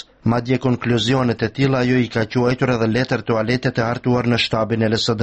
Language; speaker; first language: Albanian; native; Albanian